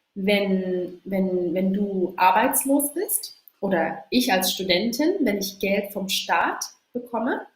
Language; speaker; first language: German; native; German